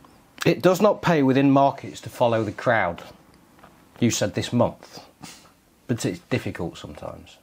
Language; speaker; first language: English; native; English